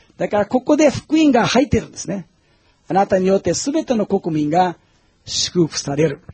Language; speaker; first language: Japanese; non-native, fluent; Portuguese